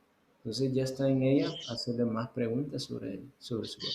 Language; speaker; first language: Spanish; native; Spanish